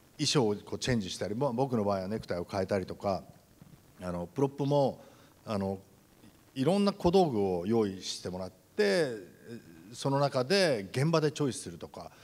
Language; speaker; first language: Japanese; native; Japanese